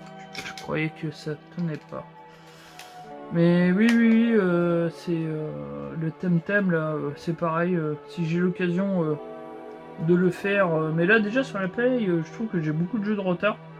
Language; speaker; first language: French; native; French